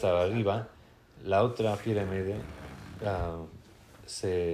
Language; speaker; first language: Spanish; non-native, fluent; English